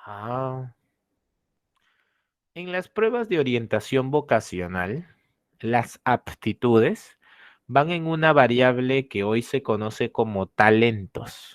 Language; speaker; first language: Spanish; native; Spanish